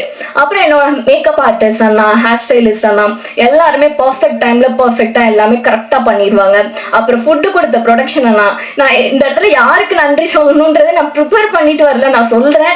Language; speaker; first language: Tamil; native; Tamil